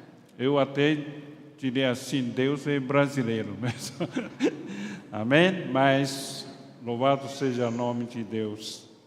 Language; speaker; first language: Portuguese; non-native, fluent; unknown